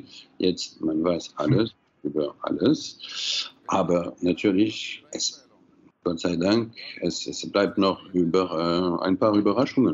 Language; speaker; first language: German; non-native, fluent; French